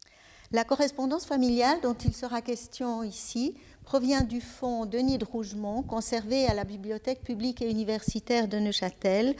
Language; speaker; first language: French; native; French